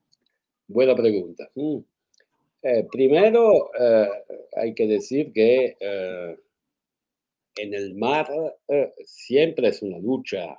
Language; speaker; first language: Spanish; non-native, fluent; Italian